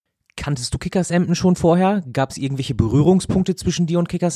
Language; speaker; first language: German; native; German